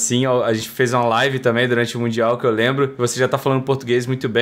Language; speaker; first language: Portuguese; native; Portuguese